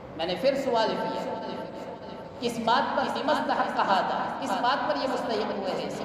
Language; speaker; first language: Urdu; non-native, local second language; Gujarati